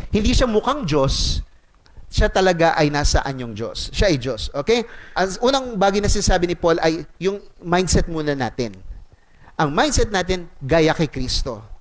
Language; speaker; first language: Filipino; non-native, local second language; Cebuano